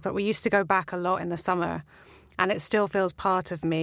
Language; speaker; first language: English; native; English